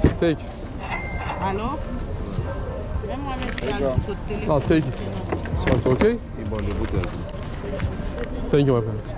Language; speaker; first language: English; non-native, learner; Turkish